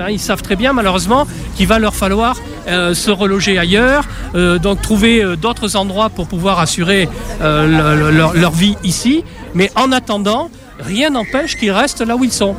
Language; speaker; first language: French; native; French